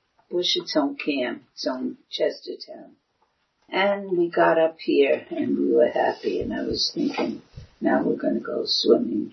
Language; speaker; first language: English; early bilingual, other home language; Chinese